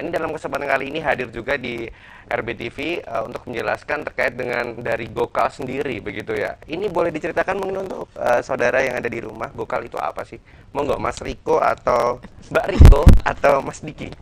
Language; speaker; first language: Indonesian; native; Indonesian